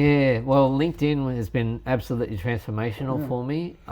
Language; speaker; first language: English; native; English